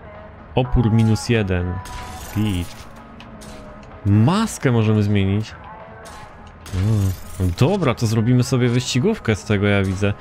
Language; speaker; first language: Polish; native; Polish